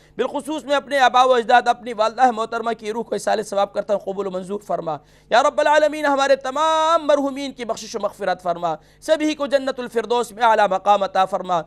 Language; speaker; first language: Urdu; native; Urdu